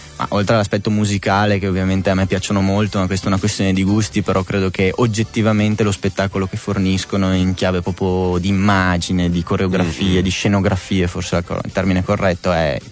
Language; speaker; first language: Italian; native; Italian